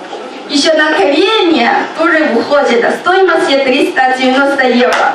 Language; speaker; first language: Russian; non-native, learner; Chinese